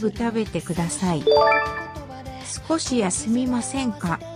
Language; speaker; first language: Japanese; non-native, learner; English